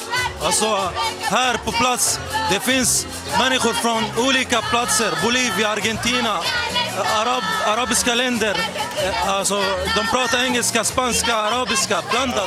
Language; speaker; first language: Swedish; non-native, learner; Spanish